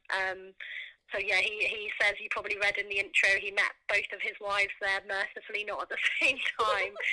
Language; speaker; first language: English; native; English